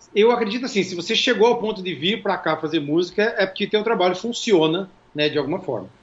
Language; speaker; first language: Portuguese; native; Portuguese